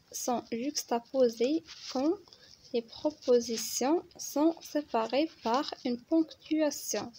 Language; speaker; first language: French; non-native, local second language; Arabic